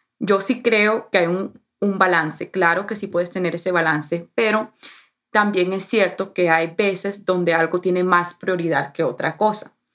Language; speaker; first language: Spanish; early bilingual, heritage; Spanish